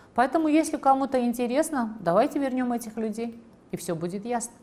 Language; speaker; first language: Russian; non-native, local second language; Georgian